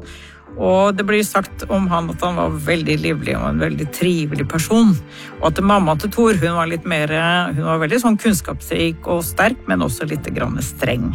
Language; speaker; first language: Norwegian; native; Norwegian